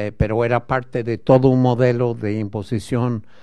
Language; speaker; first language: Spanish; non-native, fluent; English